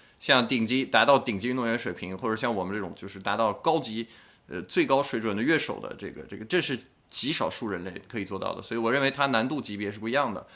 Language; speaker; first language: Chinese; non-native, fluent; French